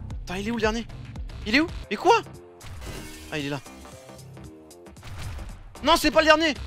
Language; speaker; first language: French; native; French